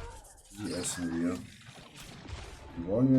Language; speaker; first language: German; native; German